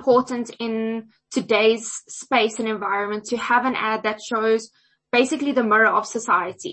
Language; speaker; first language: English; native; English